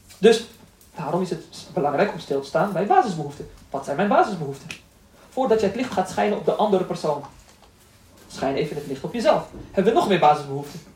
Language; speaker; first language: Dutch; early bilingual, other home language; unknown